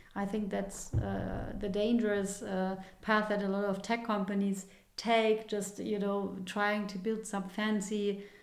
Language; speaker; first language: English; non-native, fluent; German